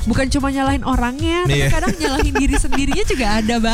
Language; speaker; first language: Indonesian; native; Indonesian